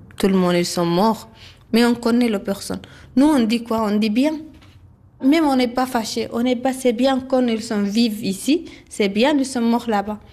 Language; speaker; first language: French; non-native, learner; Arabic